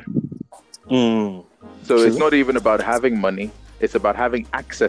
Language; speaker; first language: English; non-native, local second language; Yoruba